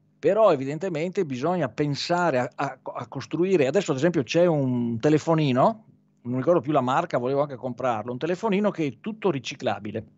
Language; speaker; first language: Italian; native; Italian